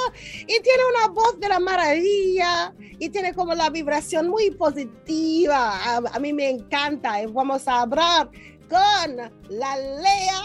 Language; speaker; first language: Spanish; non-native, learner; English